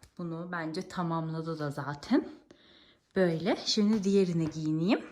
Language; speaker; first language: Turkish; early bilingual, heritage; Turkish